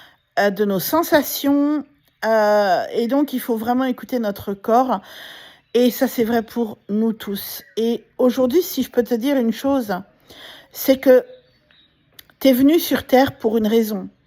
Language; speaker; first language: French; native; French